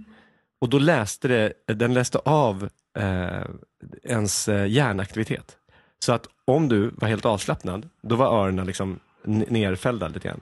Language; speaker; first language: Swedish; native; Swedish